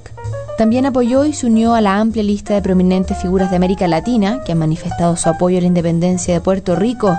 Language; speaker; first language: Spanish; native; Spanish